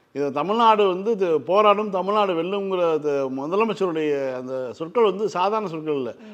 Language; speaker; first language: Tamil; native; Tamil